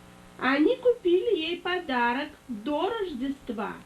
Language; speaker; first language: Russian; native; Russian